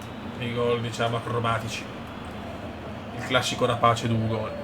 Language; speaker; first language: Italian; native; Italian